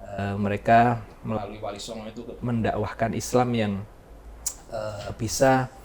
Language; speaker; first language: Indonesian; native; Indonesian